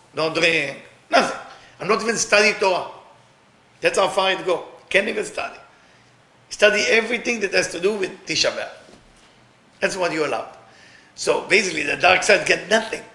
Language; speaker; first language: English; non-native, fluent; Hebrew